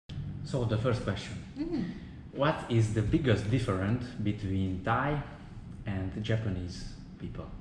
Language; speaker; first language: English; non-native, learner; Hungarian